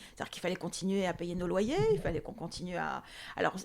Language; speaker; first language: French; early bilingual, other home language; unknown